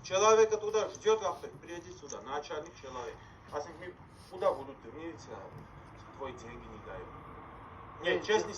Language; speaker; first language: Russian; non-native, learner; Tajik